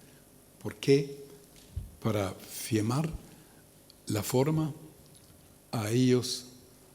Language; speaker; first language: Spanish; non-native, learner; German